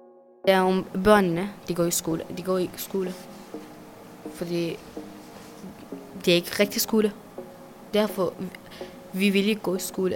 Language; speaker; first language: Danish; non-native, learner; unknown